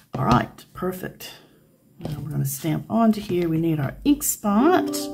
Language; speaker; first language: English; native; English